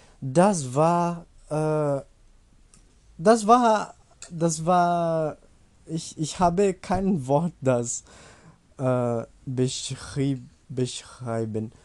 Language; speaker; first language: German; non-native, learner; Portuguese